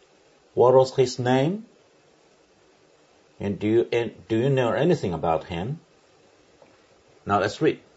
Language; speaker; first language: English; non-native, fluent; Chinese